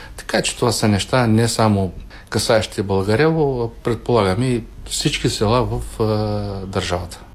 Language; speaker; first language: Bulgarian; native; Bulgarian